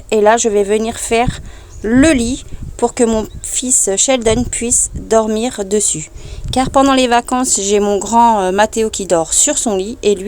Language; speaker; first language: French; native; French